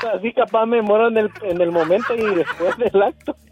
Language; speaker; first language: Spanish; native; Spanish